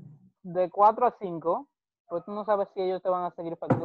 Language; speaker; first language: Spanish; native; Spanish